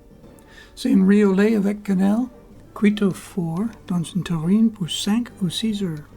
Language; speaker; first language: French; non-native, fluent; English